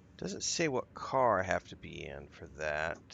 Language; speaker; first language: English; native; English